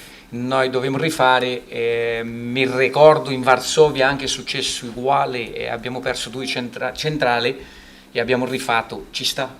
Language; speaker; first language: Italian; non-native, fluent; Portuguese